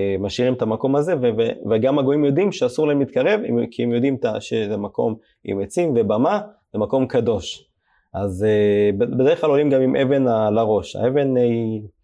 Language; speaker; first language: Hebrew; early bilingual, other home language; Amharic